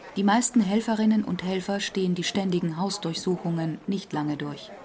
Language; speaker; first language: German; native; German